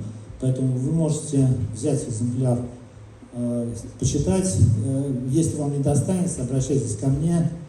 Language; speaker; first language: Russian; native; Russian